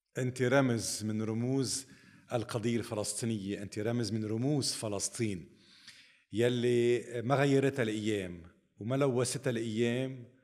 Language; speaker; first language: Arabic; native; Arabic